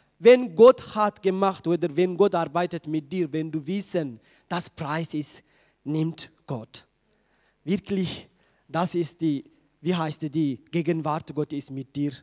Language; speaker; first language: German; non-native, learner; Tigrinya